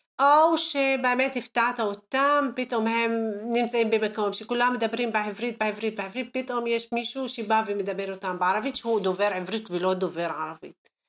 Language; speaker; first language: Hebrew; non-native, local second language; Arabic